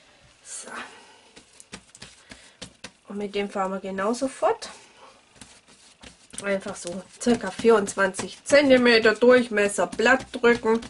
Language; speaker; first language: German; native; German